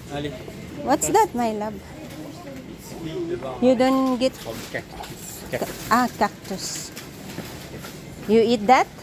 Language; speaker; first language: English; non-native, local second language; Filipino